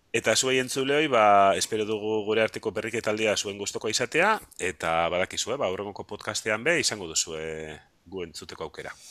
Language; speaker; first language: Basque; native; Basque